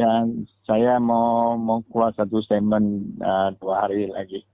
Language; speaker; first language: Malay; non-native, local second language; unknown